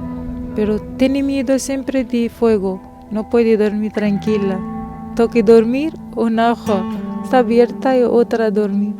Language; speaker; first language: Spanish; non-native, learner; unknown